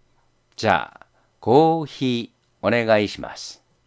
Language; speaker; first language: Japanese; non-native, fluent; Korean